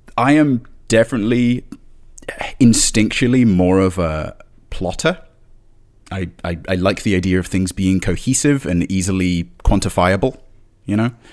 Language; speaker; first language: English; native; English